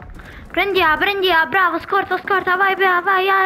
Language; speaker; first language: Italian; native; Italian